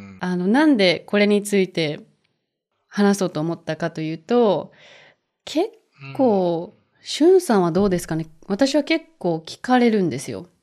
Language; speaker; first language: Japanese; native; Japanese